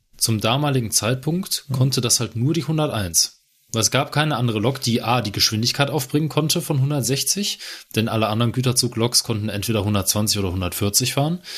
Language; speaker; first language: German; native; German